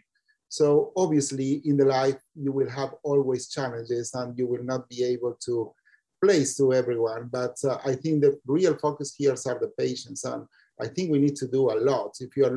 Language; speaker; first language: English; non-native, fluent; Spanish